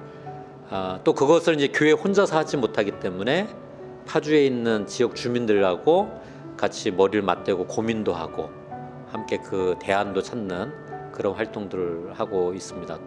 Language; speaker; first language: Korean; native; Korean